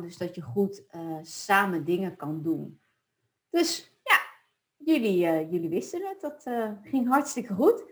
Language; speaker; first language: Dutch; native; Dutch